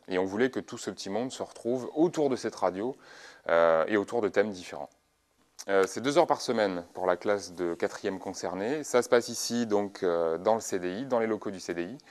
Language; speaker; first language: French; native; French